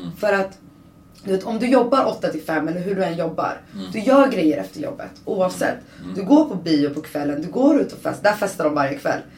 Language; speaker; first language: Swedish; early bilingual, other home language; Persian